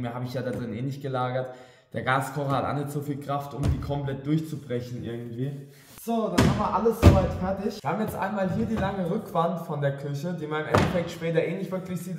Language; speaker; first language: German; native; German